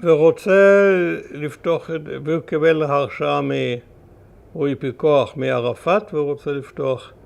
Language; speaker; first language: Hebrew; early bilingual, other home language; German